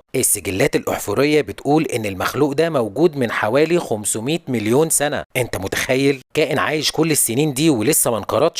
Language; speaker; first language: Arabic; native; Arabic